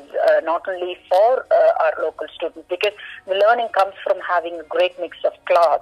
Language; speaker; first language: English; non-native, local second language; Malayalam